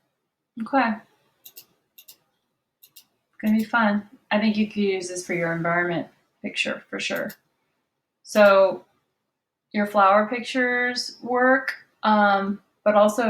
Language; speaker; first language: English; native; English